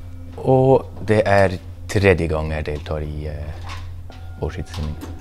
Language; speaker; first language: Norwegian; non-native, fluent; German